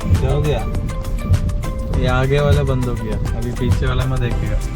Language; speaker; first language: Hindi; non-native, local second language; Malayalam